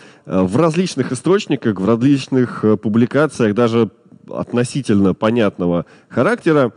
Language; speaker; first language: Russian; native; Russian